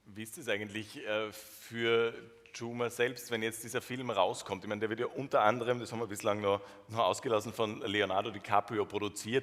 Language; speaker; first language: German; native; German